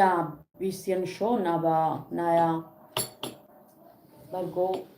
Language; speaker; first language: German; non-native, learner; Kurdish